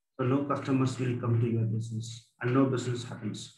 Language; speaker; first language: English; non-native, local second language; Kannada